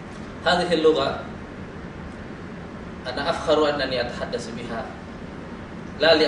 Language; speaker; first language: Arabic; non-native, fluent; Indonesian